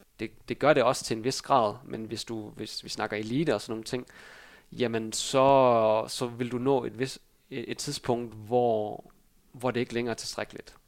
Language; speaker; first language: Danish; early bilingual, other home language; Vietnamese